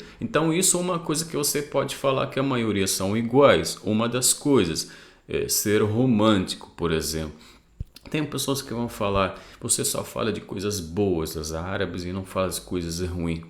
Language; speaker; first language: Portuguese; non-native, fluent; Arabic